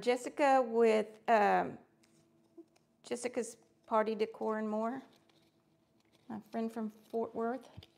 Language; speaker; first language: English; early bilingual, other home language; Spanish